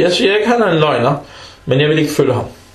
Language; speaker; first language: Danish; early bilingual, other home language; Arabic